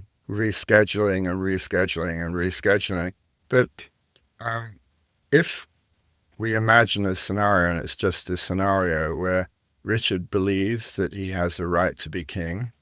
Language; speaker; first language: English; native; English